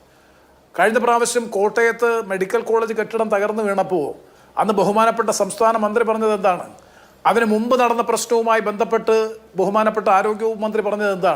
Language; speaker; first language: Malayalam; native; Malayalam